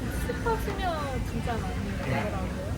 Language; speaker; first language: Korean; non-native, fluent; Vietnamese